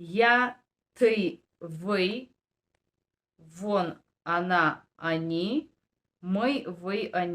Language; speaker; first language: Russian; non-native, fluent; Bulgarian